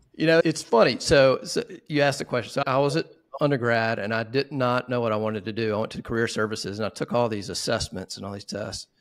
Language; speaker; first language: English; native; English